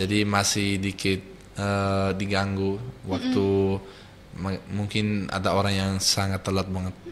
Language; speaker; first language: Indonesian; non-native, fluent; Italian